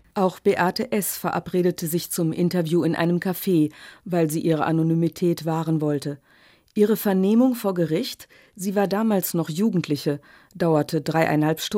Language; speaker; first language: German; native; German